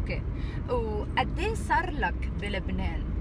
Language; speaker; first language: Arabic; native; Arabic